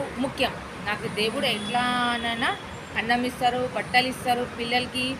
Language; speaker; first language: Telugu; non-native, local second language; Urdu